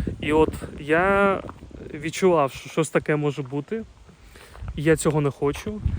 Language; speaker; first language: Ukrainian; non-native, local second language; Russian